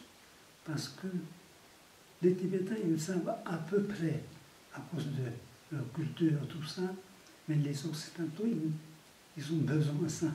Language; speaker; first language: French; non-native, fluent; Tibetan